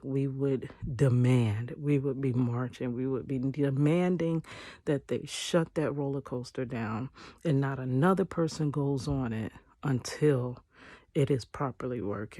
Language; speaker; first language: English; native; English